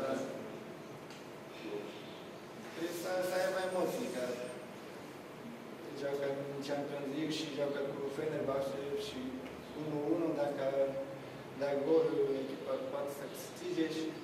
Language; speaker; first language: Romanian; non-native, learner; Japanese